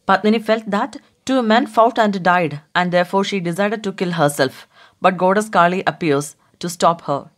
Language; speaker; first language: English; non-native, local second language; Malayalam